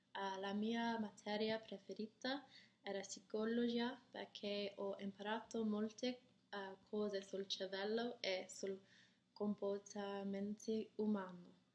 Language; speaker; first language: Italian; non-native, learner; English